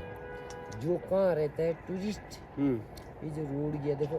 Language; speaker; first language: Hindi; non-native, local second language; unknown